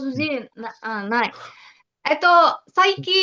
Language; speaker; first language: Japanese; non-native, learner; Indonesian